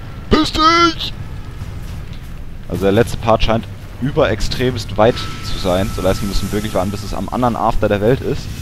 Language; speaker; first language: German; native; German